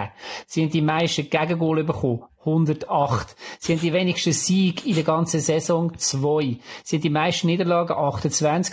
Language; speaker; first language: German; native; German